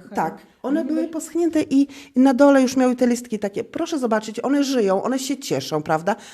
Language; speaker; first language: Polish; native; Polish